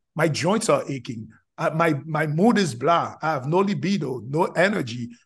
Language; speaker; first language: English; non-native, fluent; Haitian Creole